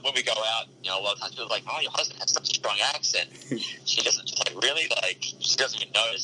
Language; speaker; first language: English; native; English